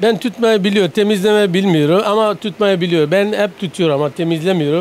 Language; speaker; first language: Turkish; non-native, learner; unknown